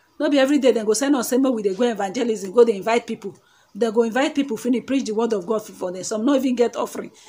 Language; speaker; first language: Nigerian Pidgin; non-native, local second language; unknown